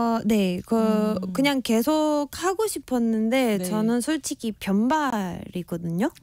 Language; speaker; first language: Korean; non-native, fluent; Spanish